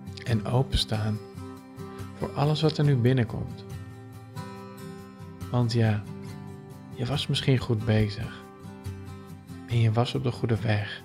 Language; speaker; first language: Dutch; native; Dutch